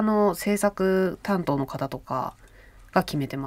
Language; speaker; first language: Japanese; native; Japanese